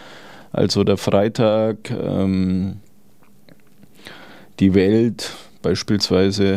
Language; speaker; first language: German; native; German